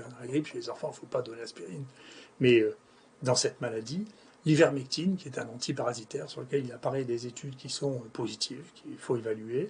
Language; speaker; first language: French; native; French